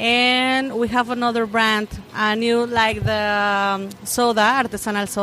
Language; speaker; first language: English; non-native, learner; Spanish